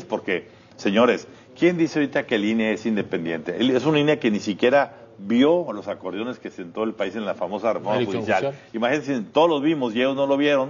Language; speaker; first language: Spanish; native; Spanish